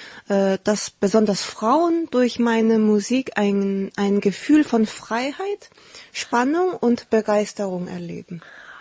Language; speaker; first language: German; early bilingual, heritage; Korean